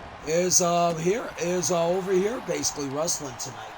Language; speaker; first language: English; native; English